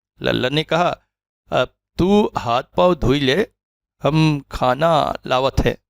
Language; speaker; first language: Hindi; native; Hindi